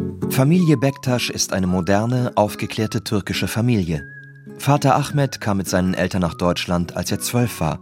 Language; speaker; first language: German; native; German